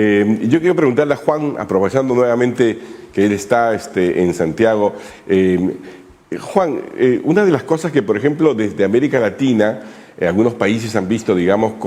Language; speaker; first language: Spanish; native; Spanish